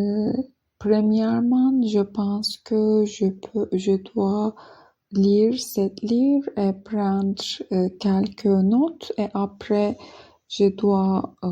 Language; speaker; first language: French; non-native, learner; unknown